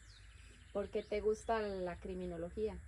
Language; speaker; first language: Spanish; native; Spanish